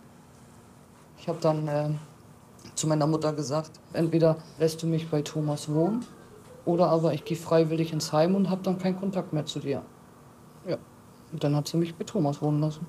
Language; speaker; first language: German; native; German